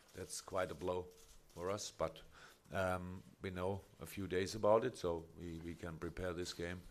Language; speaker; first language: English; non-native, fluent; German